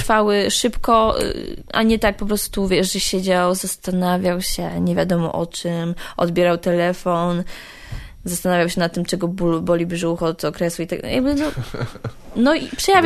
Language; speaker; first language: Polish; native; Polish